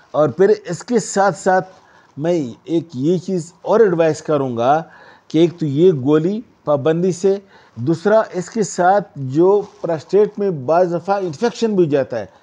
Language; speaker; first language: Urdu; non-native, local second language; Pashto